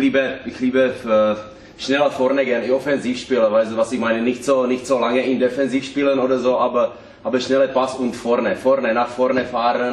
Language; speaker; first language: German; non-native, learner; Czech